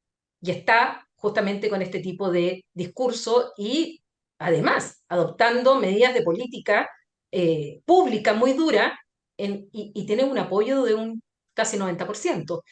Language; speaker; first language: Spanish; native; Spanish